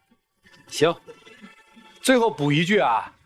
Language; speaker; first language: Chinese; native; Chinese